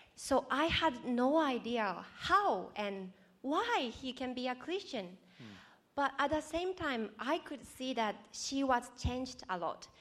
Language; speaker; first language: English; non-native, fluent; Japanese